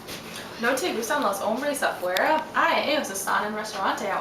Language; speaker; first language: Spanish; non-native, learner; English